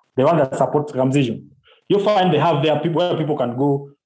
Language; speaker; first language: English; non-native, local second language; Luo (Kenya and Tanzania)